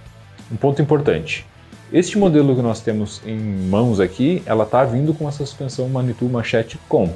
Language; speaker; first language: Portuguese; native; Portuguese